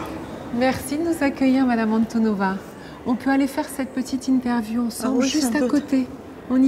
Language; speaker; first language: French; native; French